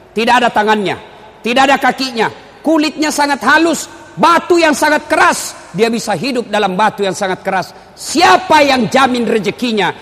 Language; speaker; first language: Indonesian; non-native, local second language; Buginese